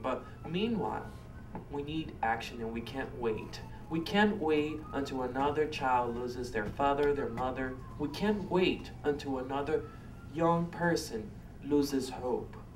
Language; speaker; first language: English; non-native, fluent; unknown